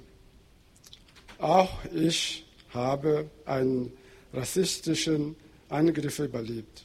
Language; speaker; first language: German; non-native, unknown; Portuguese